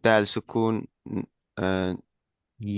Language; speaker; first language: Arabic; non-native, learner; Estonian